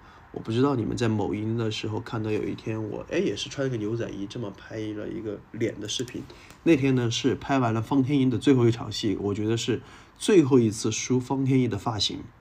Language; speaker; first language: Chinese; native; Chinese